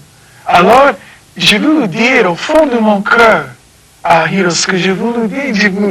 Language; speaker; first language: French; non-native, fluent; English